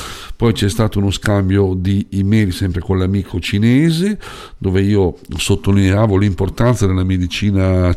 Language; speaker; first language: Italian; native; Italian